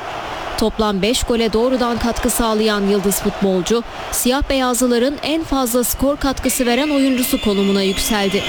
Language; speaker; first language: Turkish; native; Turkish